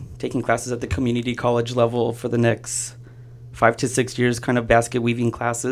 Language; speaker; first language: English; native; English